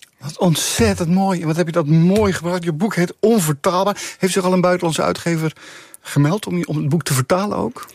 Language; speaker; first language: Dutch; native; Dutch